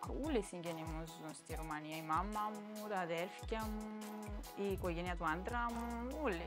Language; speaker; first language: Greek; non-native, fluent; Romanian